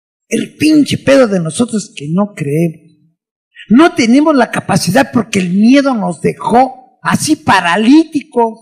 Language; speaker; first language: Spanish; native; Spanish